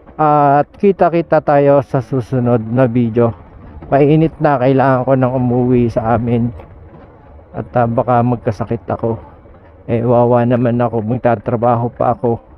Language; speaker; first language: Filipino; native; Filipino